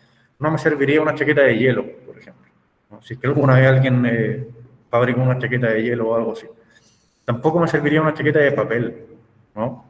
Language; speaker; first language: Spanish; native; Spanish